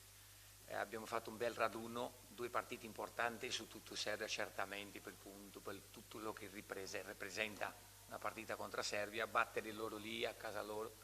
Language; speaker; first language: Italian; non-native, fluent; Portuguese